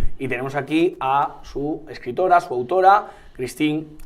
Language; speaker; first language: Spanish; native; Spanish